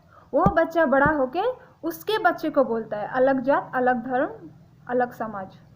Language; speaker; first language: Hindi; non-native, local second language; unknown